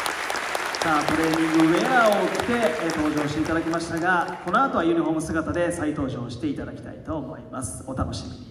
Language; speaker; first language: Japanese; native; Japanese